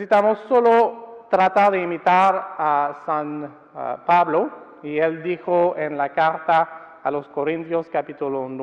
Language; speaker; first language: Spanish; non-native, fluent; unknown